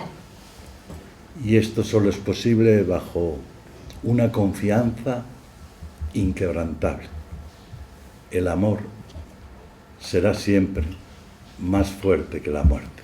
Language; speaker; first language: Spanish; native; Spanish